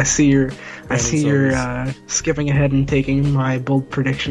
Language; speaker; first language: English; native; English